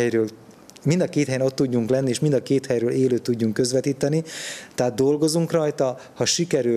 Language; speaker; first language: Hungarian; native; Hungarian